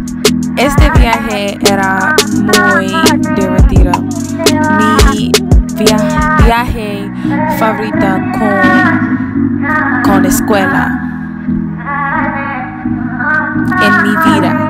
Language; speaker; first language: Spanish; non-native, learner; English